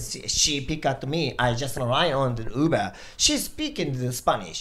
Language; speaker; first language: English; non-native, learner; Japanese